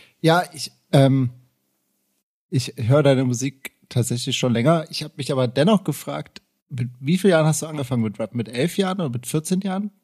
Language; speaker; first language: German; native; German